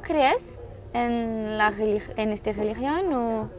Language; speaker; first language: Spanish; non-native, learner; French